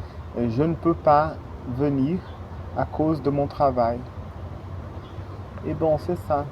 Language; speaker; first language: French; non-native, fluent; Portuguese